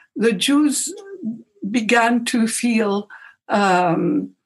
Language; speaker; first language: English; non-native, fluent; Arabic